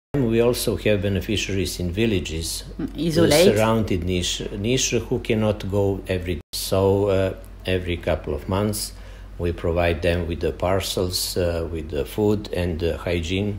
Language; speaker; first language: English; non-native, fluent; Serbian